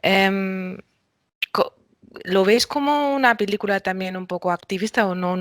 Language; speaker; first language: Spanish; non-native, fluent; German